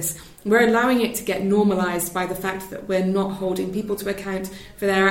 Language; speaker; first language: English; native; English